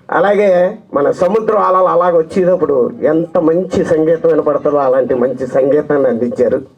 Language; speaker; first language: Telugu; native; Telugu